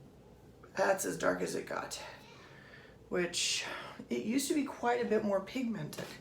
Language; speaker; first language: English; native; English